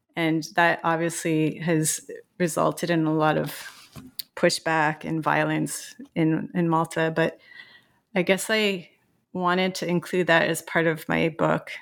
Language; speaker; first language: English; native; English